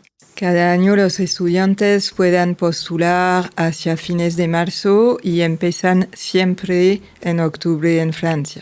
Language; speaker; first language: Spanish; non-native, fluent; French